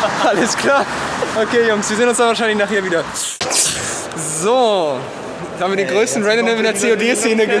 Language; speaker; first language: German; native; German